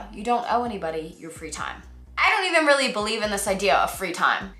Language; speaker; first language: English; native; English